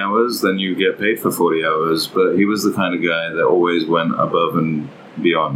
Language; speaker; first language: English; native; English